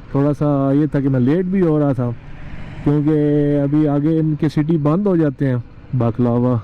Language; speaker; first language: Urdu; native; Urdu